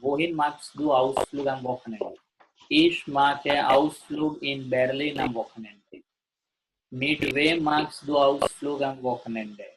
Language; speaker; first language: German; non-native, learner; Gujarati